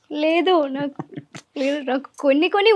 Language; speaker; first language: Telugu; non-native, learner; Malayalam